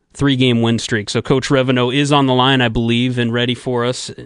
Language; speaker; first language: English; native; English